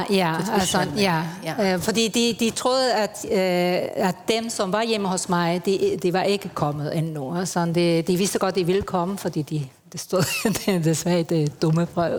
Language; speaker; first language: Danish; early bilingual, heritage; Spanish